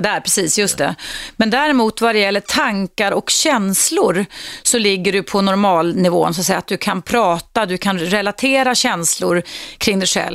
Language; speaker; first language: Swedish; native; Swedish